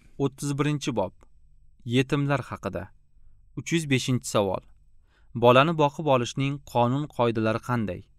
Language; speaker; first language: Uzbek; native; Uzbek